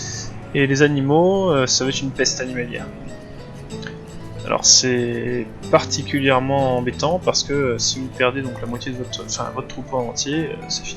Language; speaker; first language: French; native; French